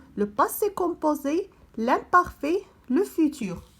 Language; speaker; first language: French; non-native, local second language; Arabic